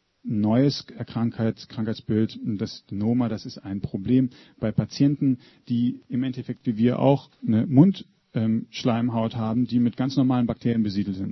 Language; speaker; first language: German; native; German